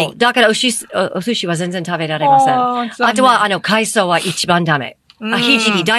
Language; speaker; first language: Japanese; non-native, fluent; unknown